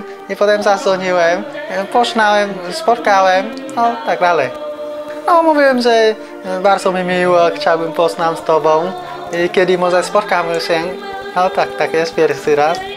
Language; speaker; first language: Polish; non-native, learner; Vietnamese